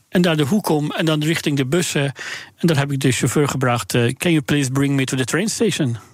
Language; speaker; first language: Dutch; non-native, fluent; Persian